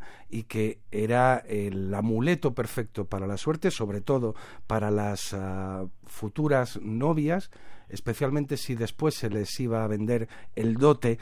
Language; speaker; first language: Spanish; native; Spanish